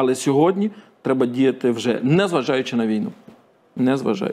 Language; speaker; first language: Ukrainian; native; Ukrainian